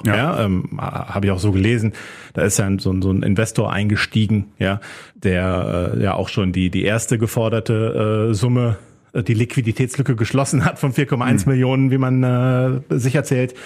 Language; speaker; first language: German; native; German